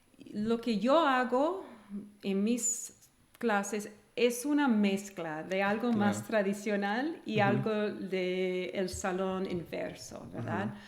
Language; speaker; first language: Spanish; non-native, fluent; English